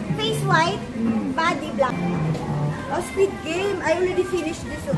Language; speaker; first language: English; non-native, local second language; Filipino